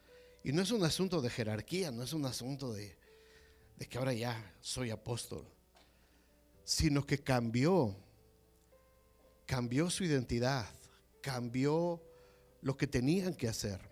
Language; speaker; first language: Spanish; native; Spanish